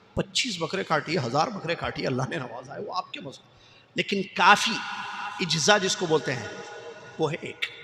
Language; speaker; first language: Urdu; native; Urdu